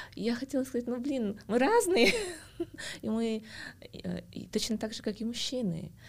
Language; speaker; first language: Russian; non-native, local second language; Kazakh